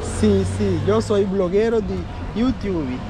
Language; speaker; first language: Portuguese; non-native, learner; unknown